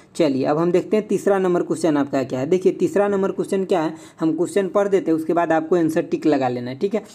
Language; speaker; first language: Hindi; native; Hindi